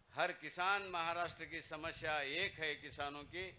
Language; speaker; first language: Hindi; non-native, local second language; Marathi